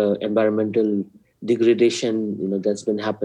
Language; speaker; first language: English; non-native, local second language; Manipuri